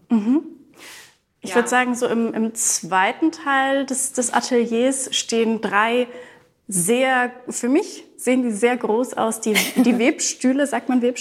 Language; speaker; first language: German; native; German